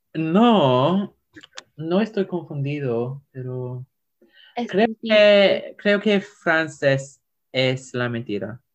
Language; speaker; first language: Spanish; non-native, learner; English